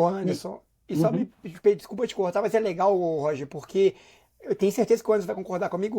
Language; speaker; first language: Portuguese; native; Portuguese